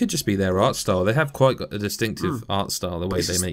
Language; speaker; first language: English; native; English